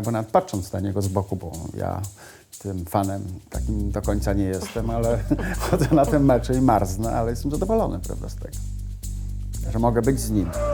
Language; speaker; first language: Polish; native; Polish